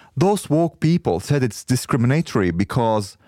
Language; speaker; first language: English; non-native, fluent; Arabic